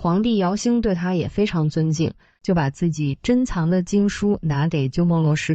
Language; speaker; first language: Chinese; native; Chinese